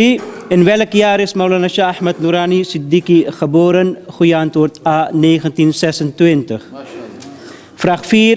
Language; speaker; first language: Dutch; early bilingual, other home language; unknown